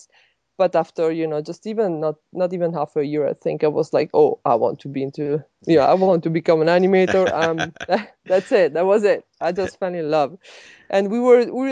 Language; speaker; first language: English; non-native, fluent; Italian